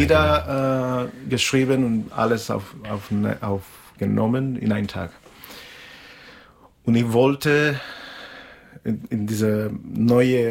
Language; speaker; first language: German; non-native, fluent; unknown